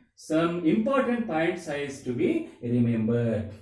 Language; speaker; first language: English; non-native, local second language; Telugu